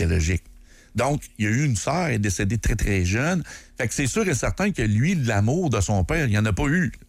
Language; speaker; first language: French; native; French